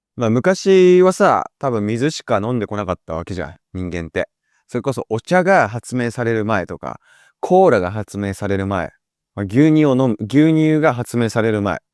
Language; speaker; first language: Japanese; native; Japanese